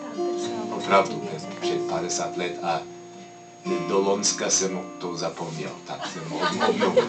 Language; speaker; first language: Czech; non-native, learner; English